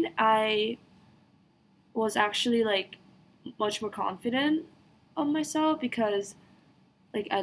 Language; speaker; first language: English; non-native, fluent; Korean